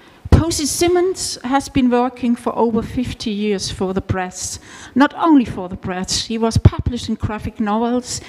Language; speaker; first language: English; non-native, fluent; German